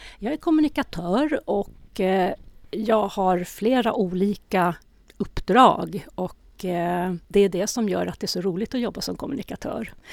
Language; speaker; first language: Swedish; native; Swedish